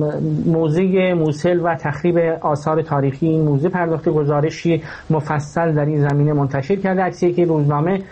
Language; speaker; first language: Persian; native; Persian